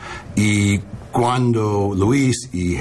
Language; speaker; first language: Spanish; non-native, learner; English